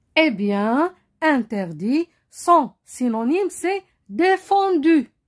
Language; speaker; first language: French; non-native, local second language; Arabic